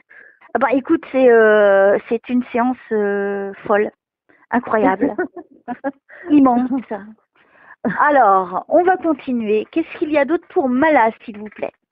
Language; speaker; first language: French; native; French